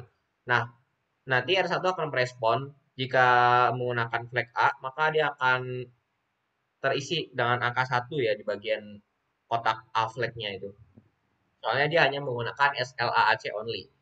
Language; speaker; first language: Indonesian; native; Indonesian